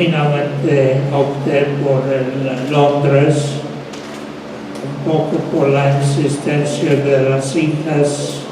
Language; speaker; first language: Spanish; non-native, fluent; English